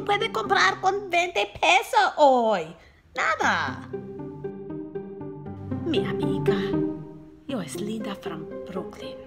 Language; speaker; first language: Spanish; non-native, learner; English